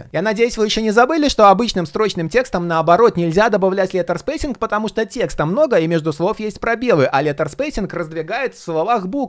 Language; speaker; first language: Russian; native; Russian